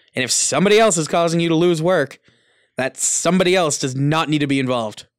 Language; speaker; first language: English; early bilingual, other home language; Italian